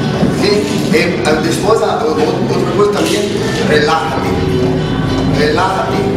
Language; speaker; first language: Spanish; non-native, learner; Portuguese